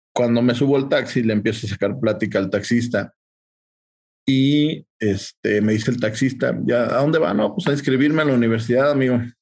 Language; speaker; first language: Spanish; native; Spanish